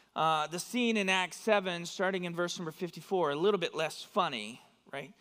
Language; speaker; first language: English; native; English